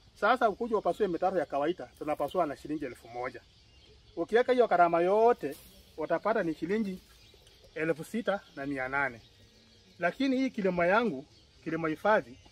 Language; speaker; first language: Swahili; non-native, local second language; Luyia